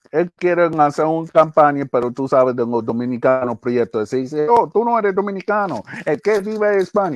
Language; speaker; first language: Spanish; early bilingual, heritage; English